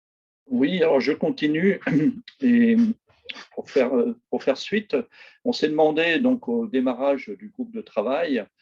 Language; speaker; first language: French; native; French